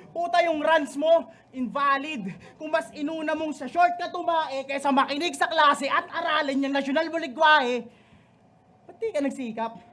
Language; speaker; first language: Filipino; native; Filipino